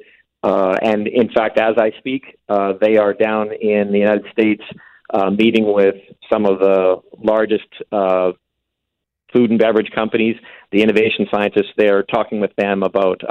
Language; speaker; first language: English; native; English